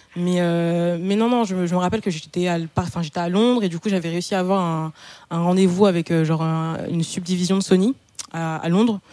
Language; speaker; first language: French; native; French